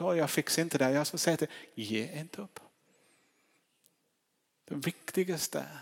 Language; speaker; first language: Swedish; non-native, fluent; English